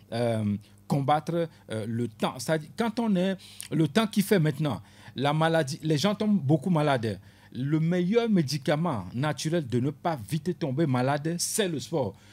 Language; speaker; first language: French; non-native, local second language; Ewe